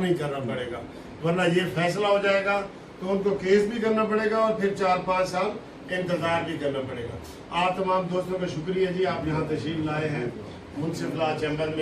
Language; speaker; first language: Hindi; non-native, local second language; Punjabi